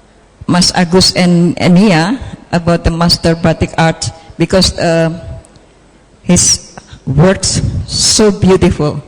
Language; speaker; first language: English; non-native, fluent; Indonesian